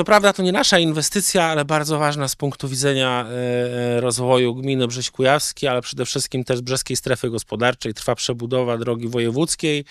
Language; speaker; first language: Polish; native; Polish